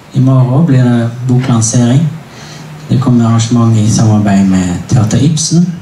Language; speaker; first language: Norwegian; native; Norwegian